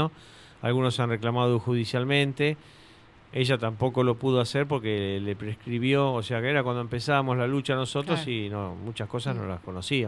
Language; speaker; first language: Spanish; native; Spanish